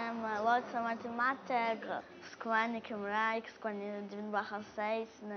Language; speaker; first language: Welsh; early bilingual, other home language; Ukrainian